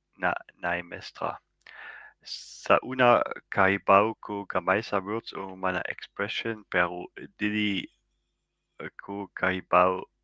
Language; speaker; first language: Cebuano; non-native, learner; German